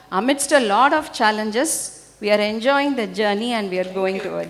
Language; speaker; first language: English; non-native, local second language; Tamil